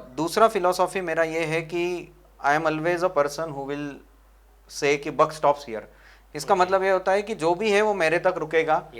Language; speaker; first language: Hindi; non-native, local second language; Marwari